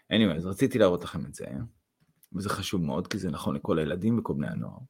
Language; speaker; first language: Hebrew; non-native, fluent; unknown